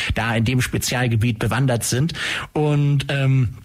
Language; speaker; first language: German; native; German